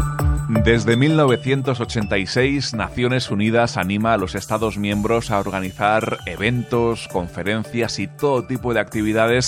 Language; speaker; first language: Spanish; native; Spanish